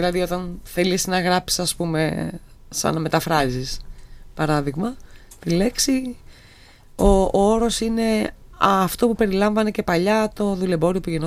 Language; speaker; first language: Greek; native; Greek